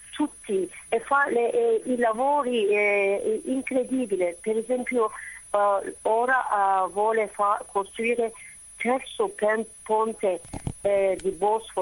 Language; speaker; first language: Italian; non-native, fluent; Turkish